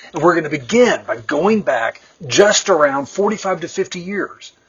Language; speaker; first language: English; native; English